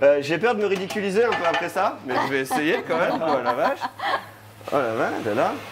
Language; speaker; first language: French; native; French